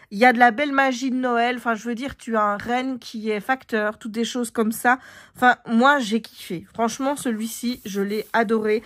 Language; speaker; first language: French; native; French